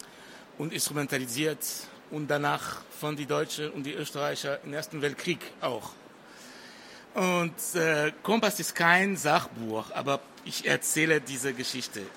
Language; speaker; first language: German; non-native, fluent; French